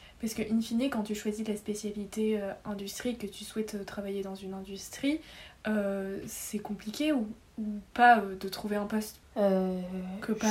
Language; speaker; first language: French; native; French